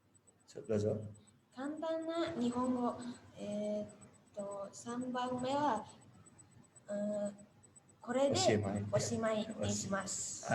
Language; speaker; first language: Japanese; non-native, learner; Indonesian